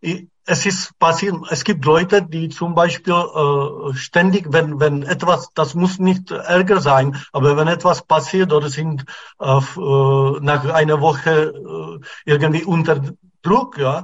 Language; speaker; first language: German; non-native, fluent; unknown